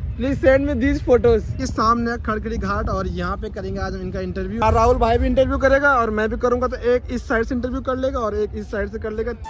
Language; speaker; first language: Hindi; native; Hindi